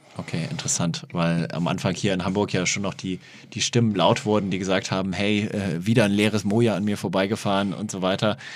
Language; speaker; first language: German; native; German